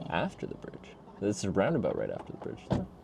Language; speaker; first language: English; native; English